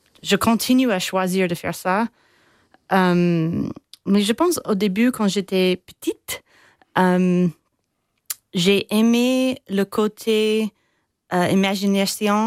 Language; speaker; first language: French; non-native, fluent; English